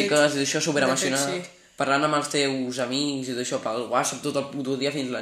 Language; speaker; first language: Catalan; non-native, local second language; Spanish